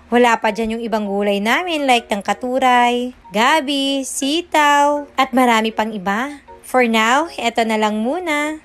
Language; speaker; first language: Filipino; non-native, local second language; Iloko